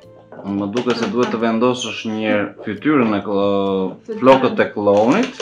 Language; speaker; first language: Albanian; native; Albanian